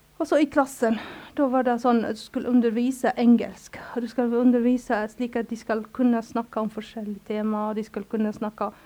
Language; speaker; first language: Norwegian; non-native, fluent; Arabic